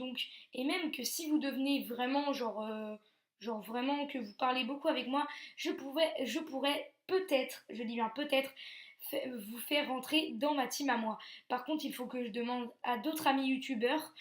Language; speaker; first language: French; native; French